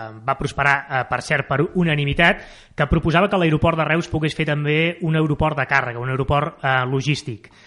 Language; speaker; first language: Catalan; native; Catalan